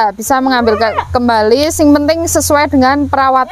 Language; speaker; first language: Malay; non-native, local second language; Javanese